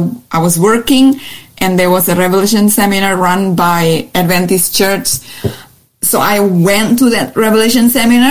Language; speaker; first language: English; non-native, fluent; Indonesian